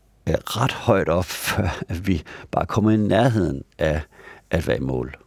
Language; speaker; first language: Danish; native; Danish